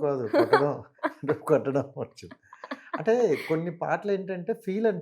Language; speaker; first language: Telugu; native; Telugu